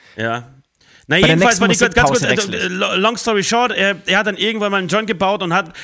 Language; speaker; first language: German; native; German